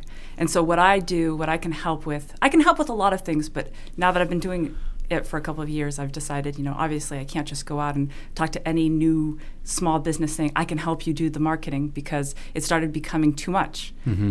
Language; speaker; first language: English; non-native, fluent; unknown